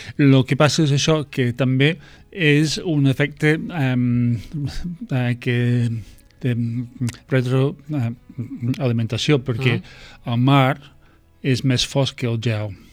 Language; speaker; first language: Catalan; non-native, fluent; English